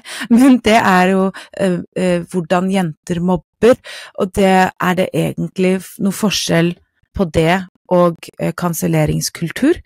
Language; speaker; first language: Norwegian; non-native, fluent; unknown